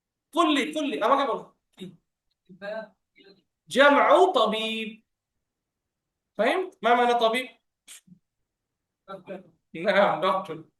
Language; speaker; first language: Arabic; non-native, fluent; Bangla